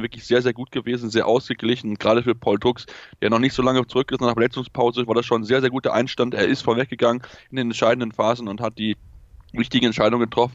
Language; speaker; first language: German; native; German